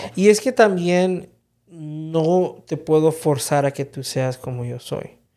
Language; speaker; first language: Spanish; early bilingual, heritage; Spanish